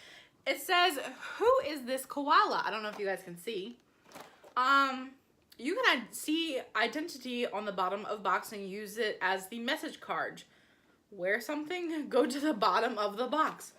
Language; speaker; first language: English; native; English